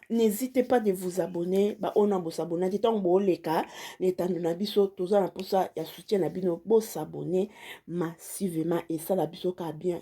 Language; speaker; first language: Lingala; native; Lingala